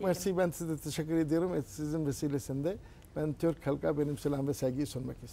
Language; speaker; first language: Turkish; non-native, learner; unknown